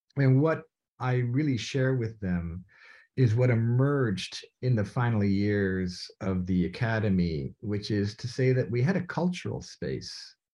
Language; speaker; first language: English; native; English